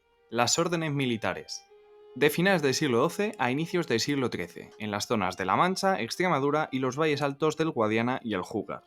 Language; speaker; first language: Spanish; native; Spanish